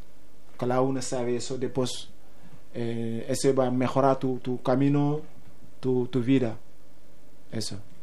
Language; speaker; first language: Spanish; non-native, learner; Wolof